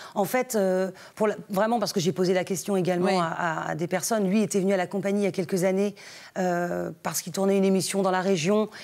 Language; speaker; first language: French; native; French